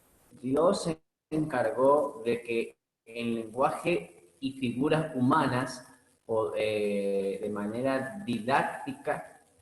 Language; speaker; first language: Spanish; native; Spanish